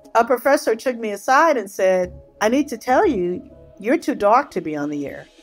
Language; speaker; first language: English; native; English